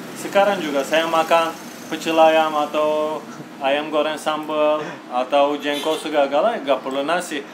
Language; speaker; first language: Indonesian; non-native, fluent; Turkish